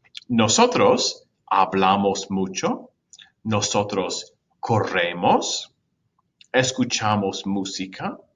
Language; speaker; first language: Spanish; non-native, fluent; English